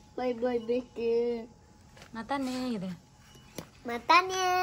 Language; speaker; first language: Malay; non-native, local second language; Javanese